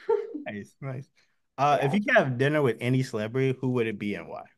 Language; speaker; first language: English; native; English